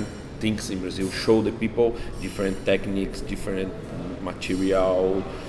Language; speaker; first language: English; non-native, learner; Portuguese